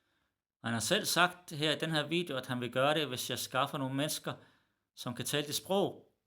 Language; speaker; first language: Danish; early bilingual, other home language; Arabic